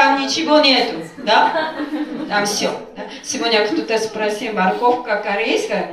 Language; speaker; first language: Russian; non-native, fluent; Korean